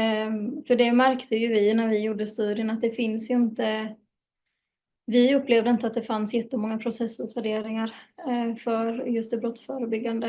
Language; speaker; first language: Swedish; native; Swedish